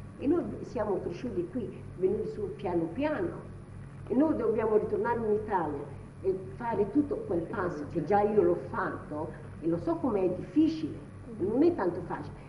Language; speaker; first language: Italian; native; Italian